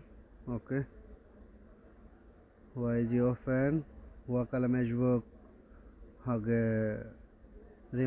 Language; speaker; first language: Arabic; non-native, learner; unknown